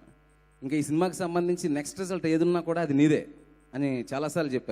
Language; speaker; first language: Telugu; native; Telugu